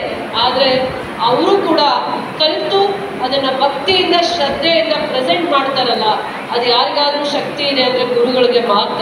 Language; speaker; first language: Kannada; native; Kannada